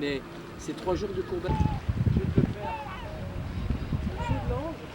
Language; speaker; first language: French; native; French